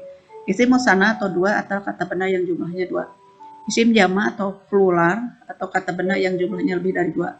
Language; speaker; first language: Indonesian; native; Indonesian